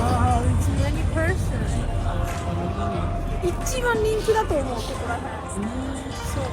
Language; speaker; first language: Japanese; non-native, fluent; Hindi